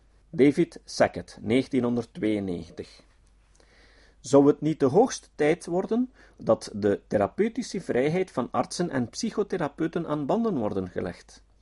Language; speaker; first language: Dutch; native; Dutch